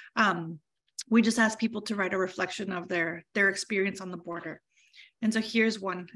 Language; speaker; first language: English; early bilingual, other home language; Spanish